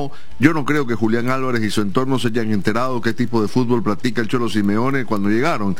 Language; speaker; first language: Spanish; native; Spanish